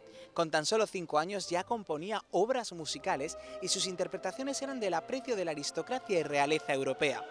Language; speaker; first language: Spanish; native; Spanish